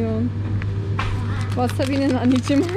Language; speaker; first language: Korean; non-native, learner; Turkish